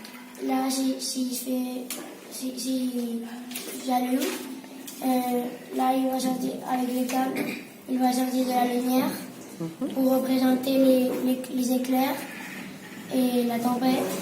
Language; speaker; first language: French; non-native, local second language; Spanish